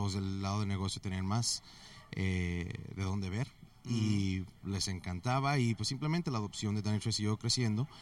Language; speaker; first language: Spanish; early bilingual, heritage; Spanish